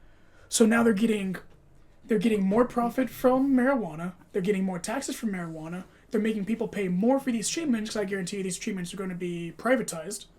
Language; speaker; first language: English; native; English